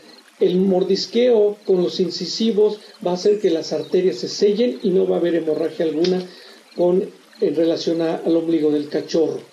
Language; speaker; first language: Spanish; native; Spanish